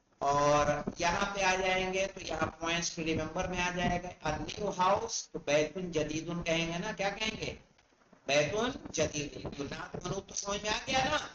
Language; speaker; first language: Urdu; native; Urdu